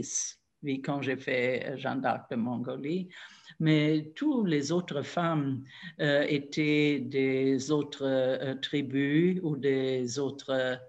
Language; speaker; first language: French; non-native, fluent; German